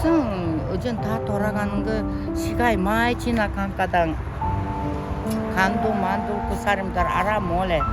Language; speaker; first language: Korean; early bilingual, heritage; Korean